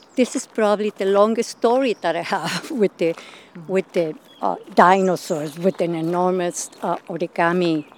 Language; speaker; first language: English; non-native, fluent; Spanish